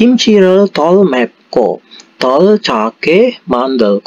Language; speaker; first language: Korean; non-native, fluent; Indonesian